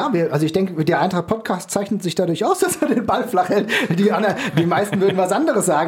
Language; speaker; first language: German; native; German